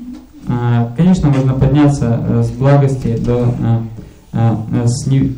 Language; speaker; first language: Russian; native; Russian